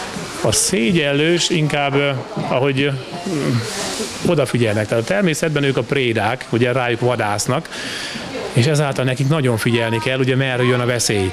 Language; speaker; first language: Hungarian; native; Hungarian